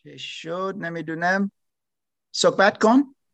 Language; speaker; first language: Persian; non-native, learner; German